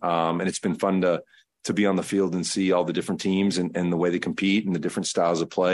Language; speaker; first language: English; early bilingual, other home language; Spanish